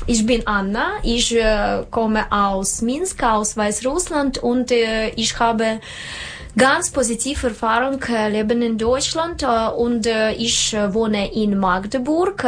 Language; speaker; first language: German; non-native, learner; Russian